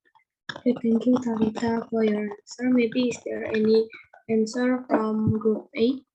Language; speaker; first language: English; non-native, learner; Indonesian